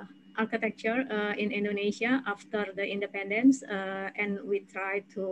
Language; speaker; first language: English; non-native, fluent; Indonesian